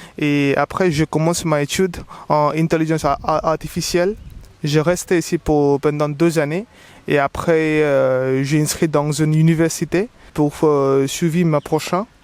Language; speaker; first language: French; non-native, learner; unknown